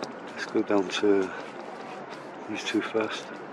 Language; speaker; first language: English; early bilingual, other home language; Spanish